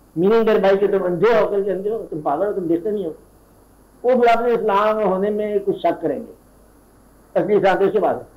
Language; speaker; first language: Urdu; non-native, local second language; Punjabi